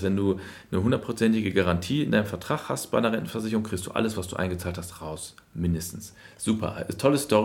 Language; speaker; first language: German; native; German